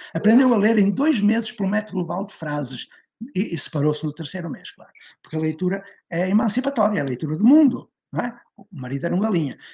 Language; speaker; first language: Portuguese; native; Portuguese